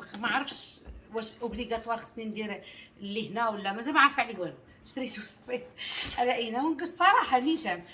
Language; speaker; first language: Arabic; native; Arabic